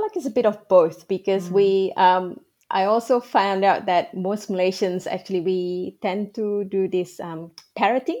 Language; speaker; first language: English; non-native, local second language; Malay